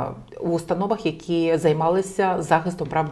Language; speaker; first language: Ukrainian; native; Ukrainian